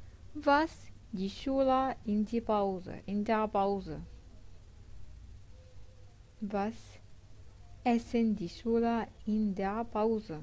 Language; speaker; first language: German; non-native, fluent; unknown